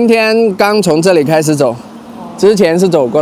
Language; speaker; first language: Chinese; early bilingual, heritage; Chinese